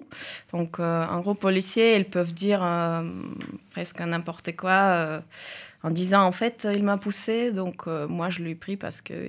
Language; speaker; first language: French; non-native, fluent; Russian